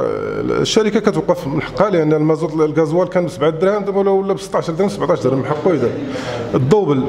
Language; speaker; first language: Arabic; native; Arabic